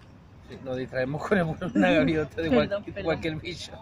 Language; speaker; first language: Spanish; native; Spanish